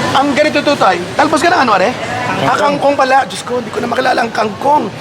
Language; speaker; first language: Filipino; native; Filipino